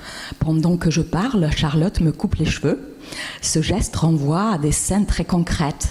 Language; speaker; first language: French; non-native, fluent; Russian